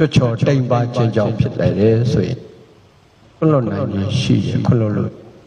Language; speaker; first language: Burmese; native; Burmese